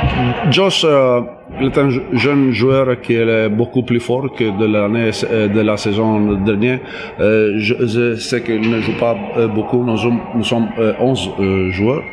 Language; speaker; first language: French; non-native, learner; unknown